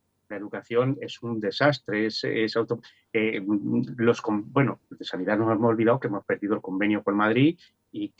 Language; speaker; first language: Spanish; native; Spanish